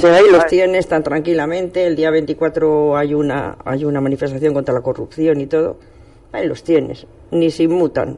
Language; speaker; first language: Spanish; native; Spanish